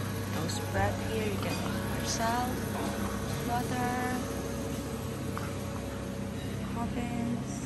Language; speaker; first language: English; non-native, learner; Indonesian